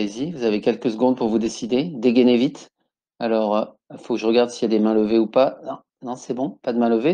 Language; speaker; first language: French; native; French